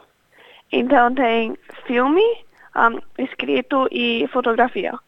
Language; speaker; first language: Portuguese; early bilingual, other home language; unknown